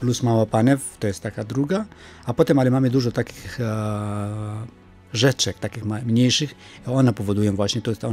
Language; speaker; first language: Polish; non-native, fluent; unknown